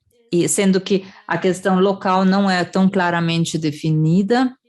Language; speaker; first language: Portuguese; non-native, fluent; German